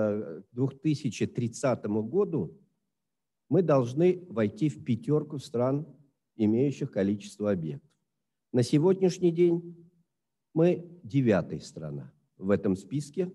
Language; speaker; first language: Russian; native; Russian